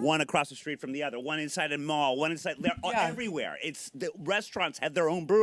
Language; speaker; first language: English; native; English